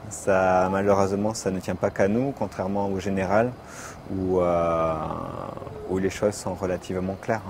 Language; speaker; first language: French; native; French